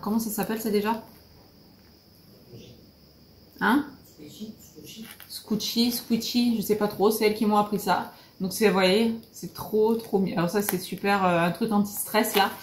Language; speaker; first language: French; native; French